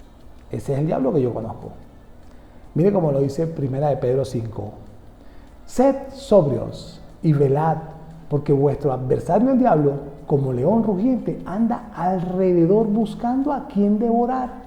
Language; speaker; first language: Spanish; native; Spanish